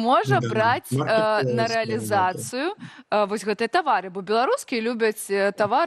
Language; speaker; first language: Belarusian; native; Belarusian